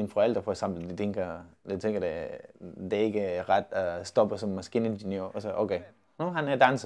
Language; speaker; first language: Danish; non-native, learner; Spanish